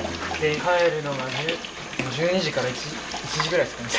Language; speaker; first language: Japanese; native; Japanese